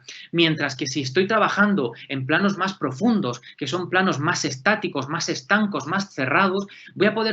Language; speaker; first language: Spanish; native; Spanish